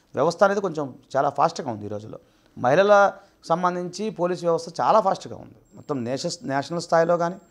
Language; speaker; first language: Telugu; native; Telugu